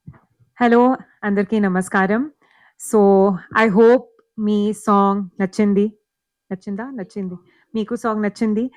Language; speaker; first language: Telugu; non-native, learner; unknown